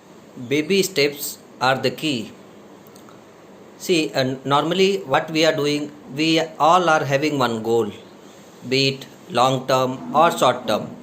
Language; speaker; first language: English; non-native, local second language; Hindi